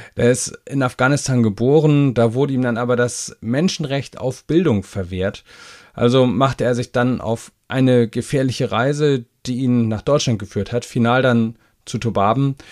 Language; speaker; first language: German; native; German